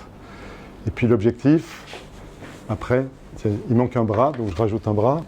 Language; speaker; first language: French; native; French